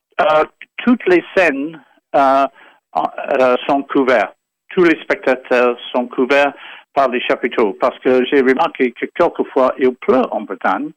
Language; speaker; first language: French; non-native, fluent; English